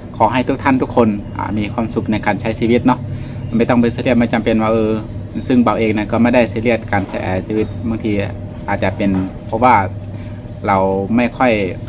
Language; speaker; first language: Thai; native; Thai